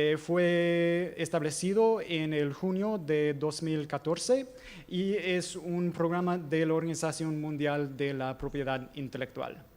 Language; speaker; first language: Spanish; non-native, fluent; English